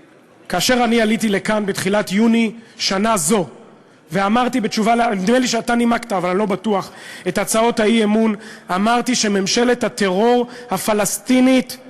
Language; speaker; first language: Hebrew; native; Hebrew